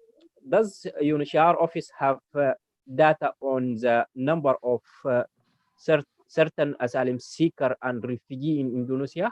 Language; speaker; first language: English; non-native, learner; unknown